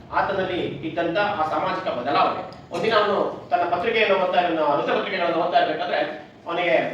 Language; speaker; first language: Kannada; non-native, local second language; Kodava